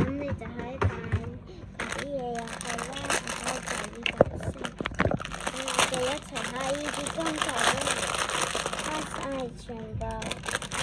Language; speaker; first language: Cantonese; native; Cantonese